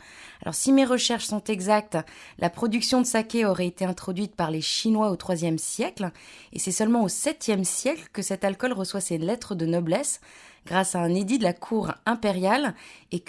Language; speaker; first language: French; native; French